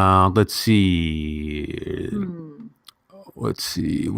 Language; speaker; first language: English; native; English